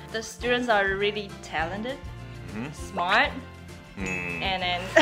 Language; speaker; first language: English; non-native, fluent; Chinese